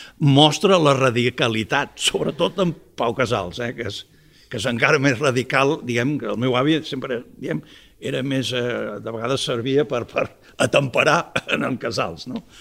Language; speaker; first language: Catalan; early bilingual, heritage; Catalan